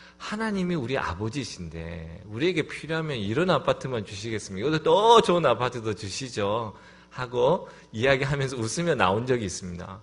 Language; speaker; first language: Korean; native; Korean